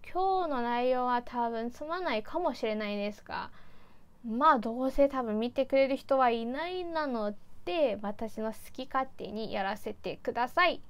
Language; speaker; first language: Japanese; non-native, fluent; Chinese